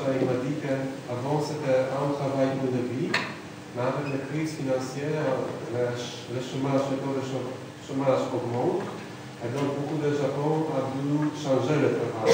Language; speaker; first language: French; non-native, learner; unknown